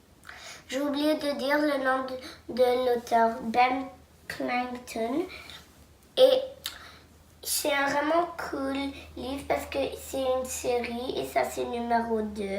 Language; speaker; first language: French; non-native, local second language; English